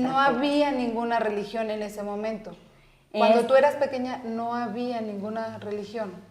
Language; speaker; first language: Spanish; native; Spanish